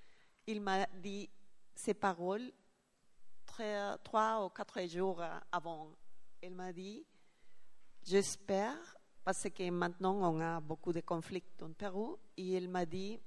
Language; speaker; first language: French; non-native, learner; Spanish